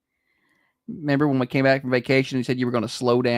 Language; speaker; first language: English; native; English